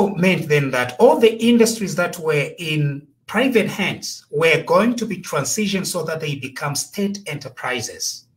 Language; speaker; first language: English; non-native, local second language; Bemba